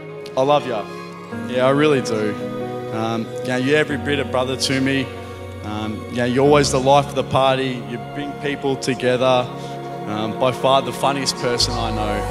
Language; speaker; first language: English; native; English